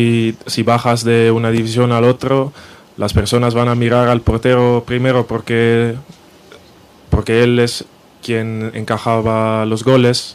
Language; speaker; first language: Spanish; non-native, fluent; Dutch